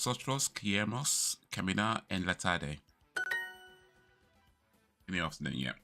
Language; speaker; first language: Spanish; non-native, learner; English